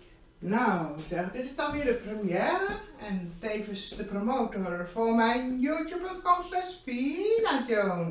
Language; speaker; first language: Dutch; native; Dutch